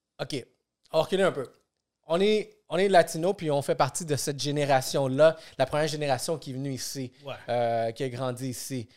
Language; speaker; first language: French; early bilingual, other home language; Spanish